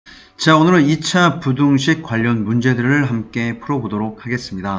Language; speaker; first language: Korean; native; Korean